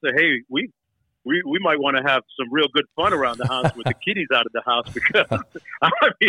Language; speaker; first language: English; native; English